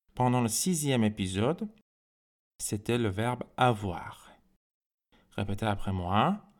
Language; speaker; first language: French; non-native, fluent; Persian